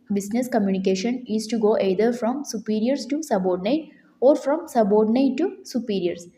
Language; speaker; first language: English; non-native, local second language; Malayalam